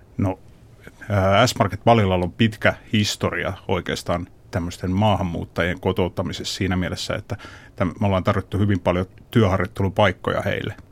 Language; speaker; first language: Finnish; native; Finnish